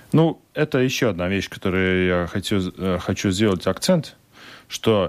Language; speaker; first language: Russian; non-native, local second language; Latvian